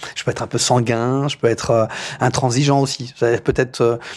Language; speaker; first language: French; native; French